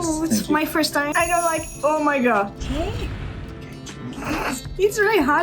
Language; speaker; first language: English; non-native, fluent; Czech